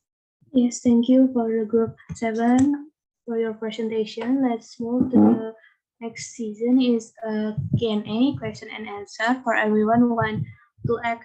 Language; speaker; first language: English; non-native, learner; Indonesian